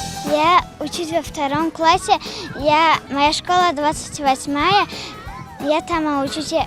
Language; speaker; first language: Russian; non-native, learner; Tajik